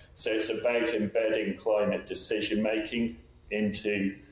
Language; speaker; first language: English; native; English